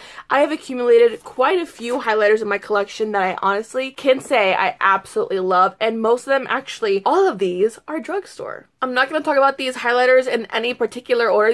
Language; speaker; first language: English; native; English